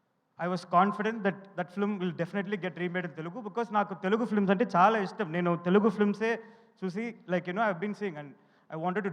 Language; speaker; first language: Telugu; non-native, learner; Tamil